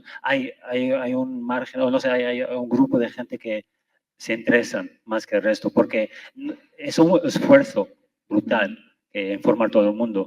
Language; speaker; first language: Spanish; non-native, fluent; Arabic